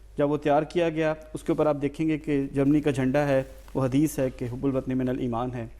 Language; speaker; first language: Urdu; native; Urdu